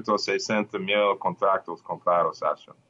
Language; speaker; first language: Portuguese; non-native, learner; Spanish